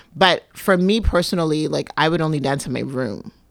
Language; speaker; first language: English; native; English